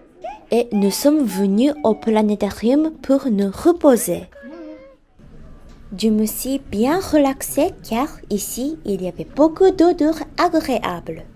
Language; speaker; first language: French; non-native, fluent; Japanese